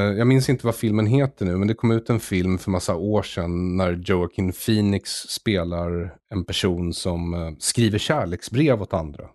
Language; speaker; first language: Swedish; native; Swedish